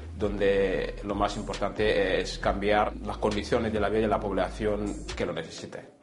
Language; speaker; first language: Spanish; non-native, fluent; Wolof